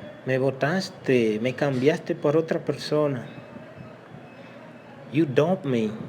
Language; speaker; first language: Spanish; non-native, local second language; Haitian Creole